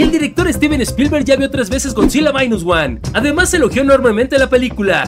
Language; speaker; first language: Spanish; native; Spanish